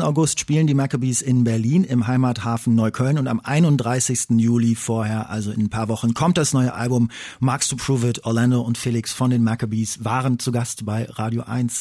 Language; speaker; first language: German; native; German